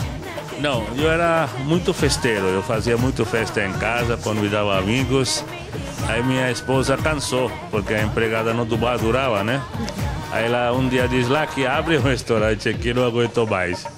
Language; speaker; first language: Portuguese; non-native, fluent; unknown